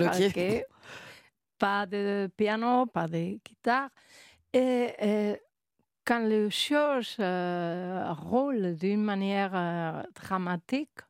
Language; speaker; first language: French; non-native, learner; Spanish